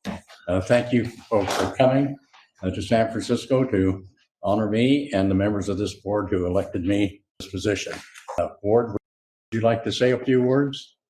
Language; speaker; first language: English; native; English